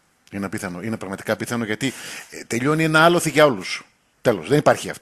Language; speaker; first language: Greek; native; Greek